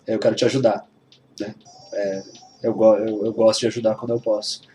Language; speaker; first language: Portuguese; native; Portuguese